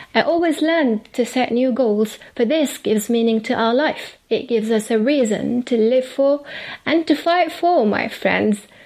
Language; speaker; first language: English; non-native, fluent; Arabic